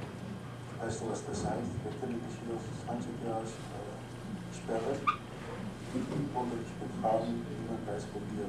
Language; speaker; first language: German; non-native, fluent; Arabic